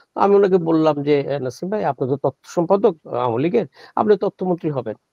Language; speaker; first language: Bangla; native; Bangla